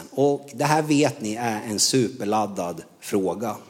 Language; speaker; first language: Swedish; native; Swedish